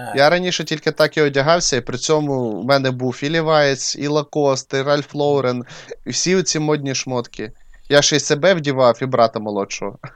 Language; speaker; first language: Ukrainian; non-native, local second language; Russian